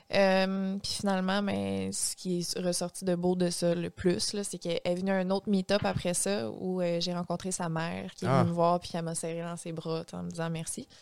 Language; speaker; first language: French; native; French